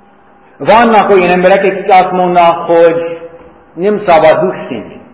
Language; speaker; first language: Hungarian; non-native, fluent; English